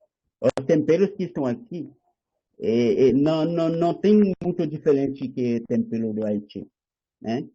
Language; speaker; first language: Portuguese; non-native, learner; Haitian Creole